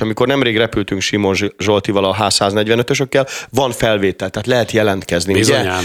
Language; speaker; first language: Hungarian; native; Hungarian